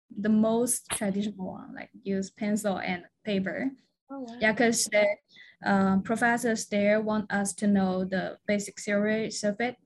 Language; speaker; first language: English; non-native, fluent; Chinese